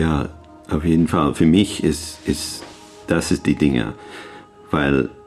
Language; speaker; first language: German; non-native, learner; English